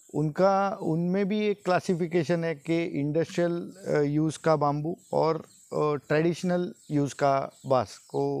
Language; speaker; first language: Hindi; non-native, local second language; Marathi